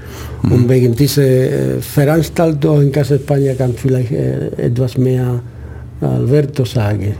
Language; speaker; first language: German; non-native, fluent; Spanish